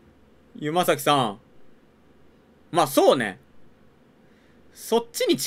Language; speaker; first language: Japanese; native; Japanese